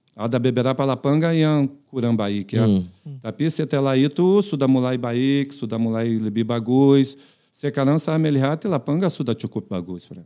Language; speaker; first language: Indonesian; non-native, fluent; Portuguese